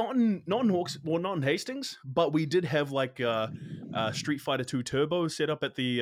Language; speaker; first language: English; native; English